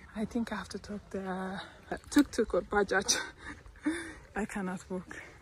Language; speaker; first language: English; non-native, fluent; Amharic